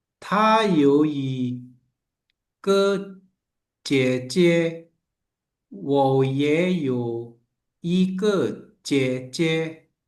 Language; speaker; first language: Chinese; non-native, learner; Indonesian